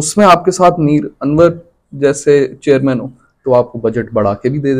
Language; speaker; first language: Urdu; non-native, local second language; Sindhi